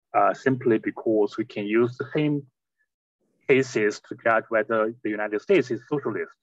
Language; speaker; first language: English; non-native, fluent; Chinese